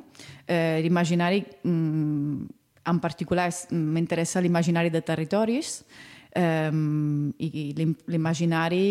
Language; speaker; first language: Catalan; non-native, fluent; Italian